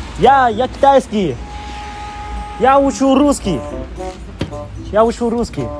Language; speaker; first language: Russian; non-native, learner; Chinese